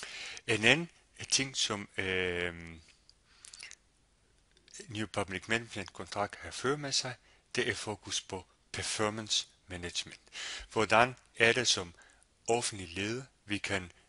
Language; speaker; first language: Danish; non-native, fluent; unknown